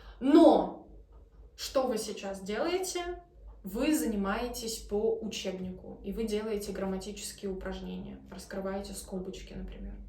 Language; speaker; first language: Russian; native; Russian